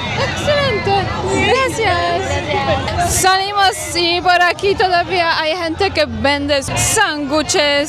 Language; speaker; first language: Spanish; non-native, fluent; Polish